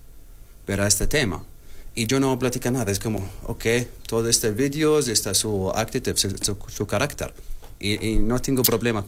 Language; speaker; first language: Spanish; non-native, learner; Arabic